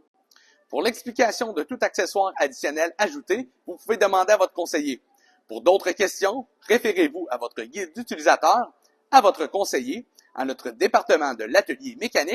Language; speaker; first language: French; native; French